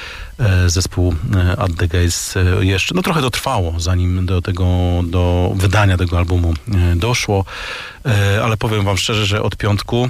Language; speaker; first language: Polish; native; Polish